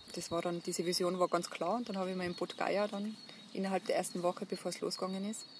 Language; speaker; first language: German; native; German